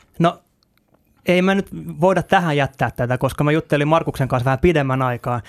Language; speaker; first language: Finnish; native; Finnish